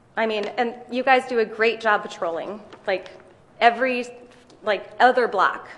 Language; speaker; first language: English; native; English